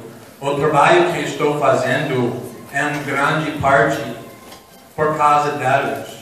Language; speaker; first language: Portuguese; non-native, fluent; English